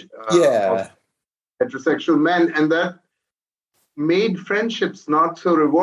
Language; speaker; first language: English; non-native, local second language; Urdu